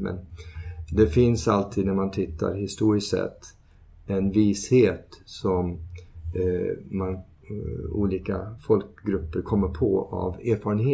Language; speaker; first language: Swedish; early bilingual, heritage; Swedish